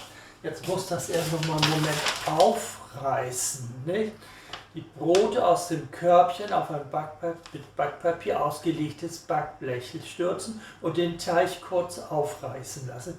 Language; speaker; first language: German; native; German